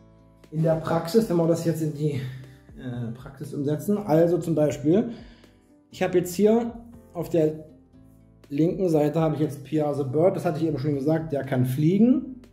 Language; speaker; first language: German; native; German